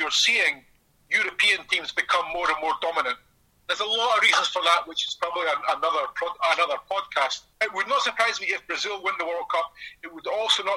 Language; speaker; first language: English; native; English